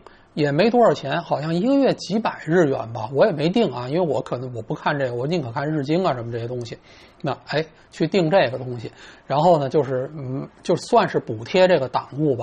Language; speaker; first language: Chinese; native; Chinese